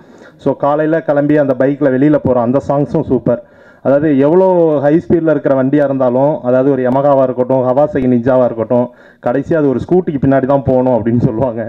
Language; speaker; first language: Tamil; native; Tamil